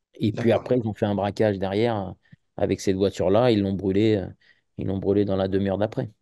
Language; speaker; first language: French; native; French